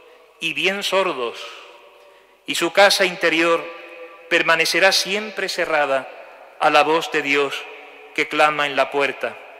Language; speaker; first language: Spanish; native; Spanish